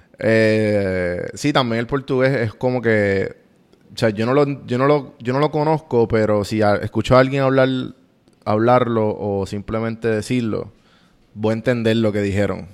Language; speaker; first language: Spanish; native; Spanish